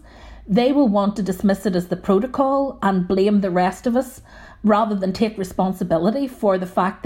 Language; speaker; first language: English; native; English